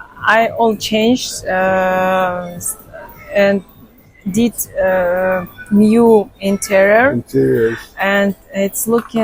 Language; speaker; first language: English; non-native, learner; Russian